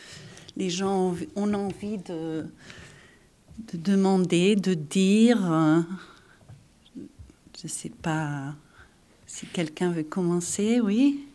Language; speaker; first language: French; non-native, fluent; Catalan